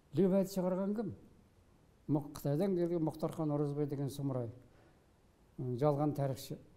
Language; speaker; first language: Kazakh; native; Kazakh